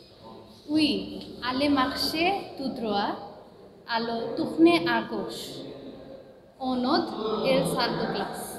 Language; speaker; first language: French; non-native, learner; Bangla